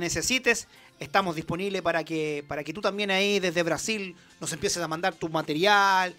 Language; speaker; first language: Spanish; native; Spanish